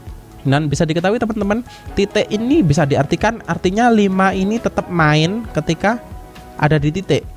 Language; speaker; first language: Indonesian; native; Indonesian